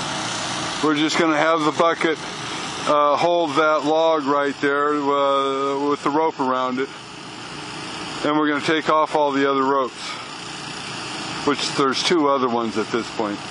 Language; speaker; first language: English; native; English